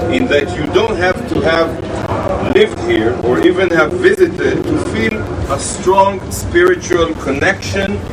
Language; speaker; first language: English; non-native, fluent; Hebrew